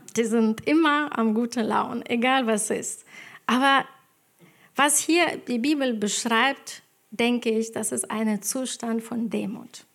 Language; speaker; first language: German; non-native, fluent; Ukrainian